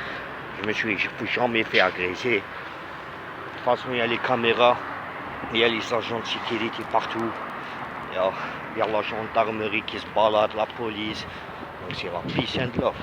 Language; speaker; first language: French; non-native, local second language; Arabic